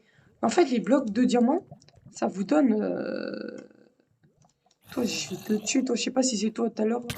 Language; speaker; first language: French; native; French